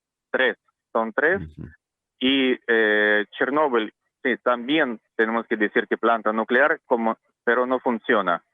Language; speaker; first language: Spanish; non-native, learner; Russian